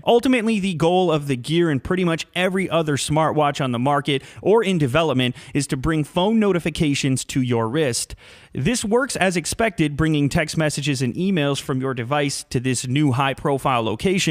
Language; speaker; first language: English; native; English